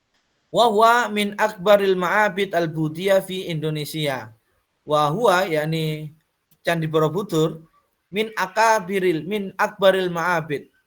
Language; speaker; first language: Arabic; non-native, fluent; Indonesian